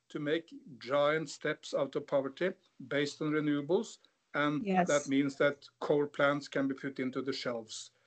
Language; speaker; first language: English; non-native, fluent; Norwegian